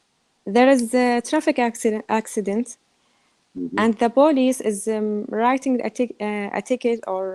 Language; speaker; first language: English; non-native, learner; Arabic